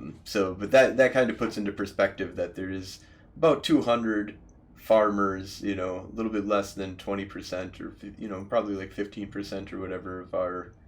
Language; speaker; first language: English; native; English